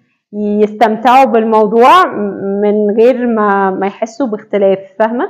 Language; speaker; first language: Arabic; native; Arabic